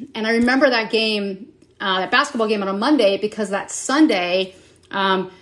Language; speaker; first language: English; native; English